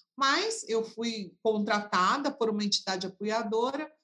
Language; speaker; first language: Portuguese; native; Portuguese